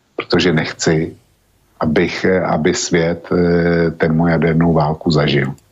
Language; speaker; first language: Czech; native; Czech